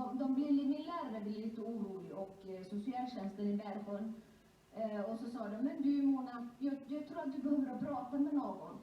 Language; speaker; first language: Swedish; non-native, fluent; Somali